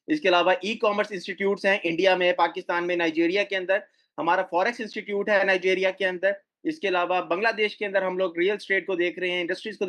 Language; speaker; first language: Hindi; native; Hindi